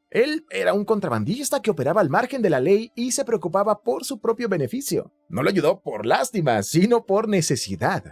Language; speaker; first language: Spanish; native; Spanish